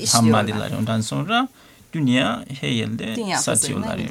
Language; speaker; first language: Turkish; non-native, learner; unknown